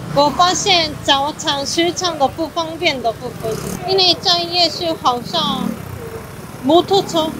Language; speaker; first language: Chinese; non-native, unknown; Korean